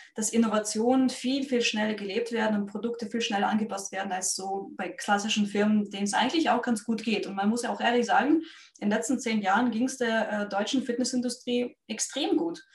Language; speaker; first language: German; non-native, fluent; Russian